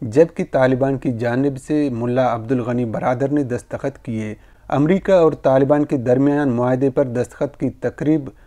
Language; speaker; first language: Urdu; non-native, local second language; Baluchi